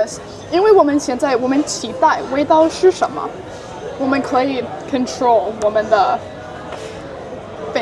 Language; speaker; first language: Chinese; non-native, learner; English